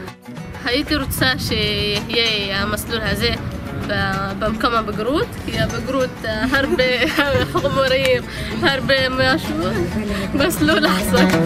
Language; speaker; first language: Hebrew; non-native, local second language; Arabic